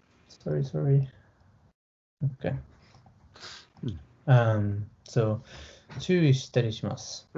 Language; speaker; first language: Japanese; non-native, learner; English